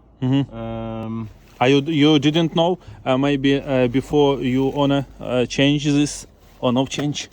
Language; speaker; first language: English; non-native, learner; Ukrainian